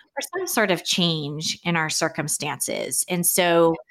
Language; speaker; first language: English; native; English